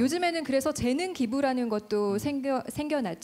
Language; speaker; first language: Korean; native; Korean